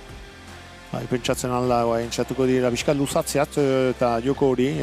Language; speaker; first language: Basque; native; Basque